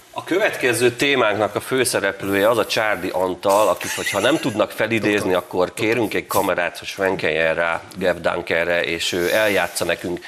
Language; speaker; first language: Hungarian; native; Hungarian